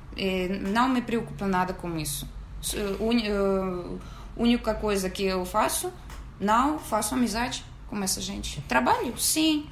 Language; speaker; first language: Portuguese; non-native, fluent; Russian